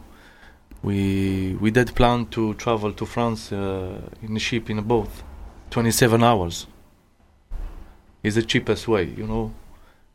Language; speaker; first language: English; non-native, learner; Arabic